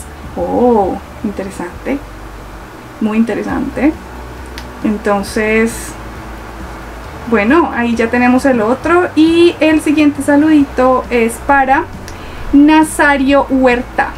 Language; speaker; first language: Spanish; native; Spanish